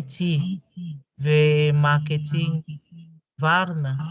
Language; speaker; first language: Turkish; non-native, fluent; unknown